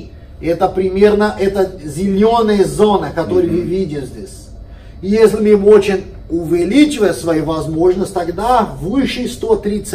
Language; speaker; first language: Russian; non-native, fluent; Portuguese